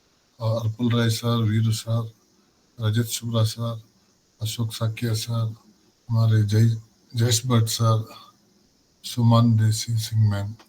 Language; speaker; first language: Hindi; non-native, local second language; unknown